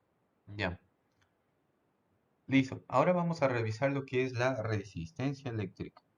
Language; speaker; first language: Spanish; native; Spanish